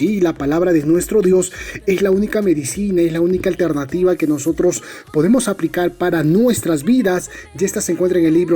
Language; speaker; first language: Spanish; native; Spanish